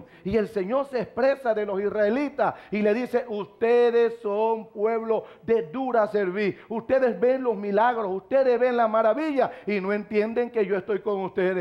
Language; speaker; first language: Spanish; native; Spanish